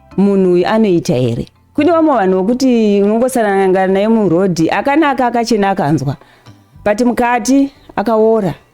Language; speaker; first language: Shona; early bilingual, heritage; Shona